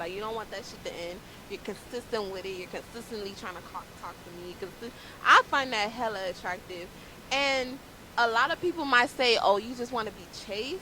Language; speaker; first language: English; native; English